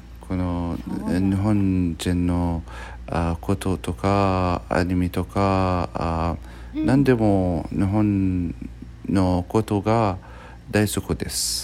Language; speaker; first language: Japanese; non-native, learner; Arabic